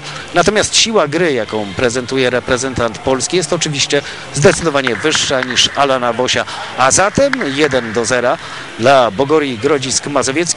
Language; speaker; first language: Polish; native; Polish